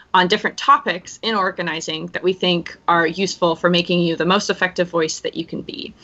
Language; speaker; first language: English; native; English